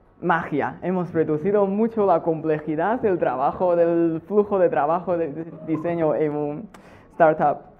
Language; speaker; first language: Spanish; non-native, fluent; Chinese